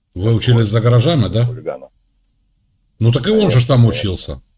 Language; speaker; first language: Russian; native; Russian